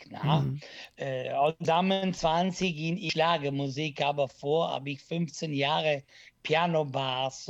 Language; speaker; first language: German; non-native, learner; Italian